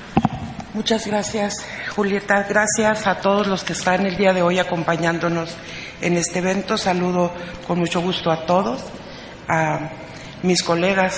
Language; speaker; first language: Spanish; native; Spanish